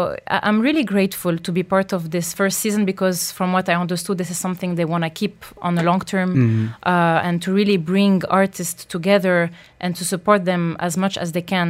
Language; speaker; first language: English; non-native, fluent; French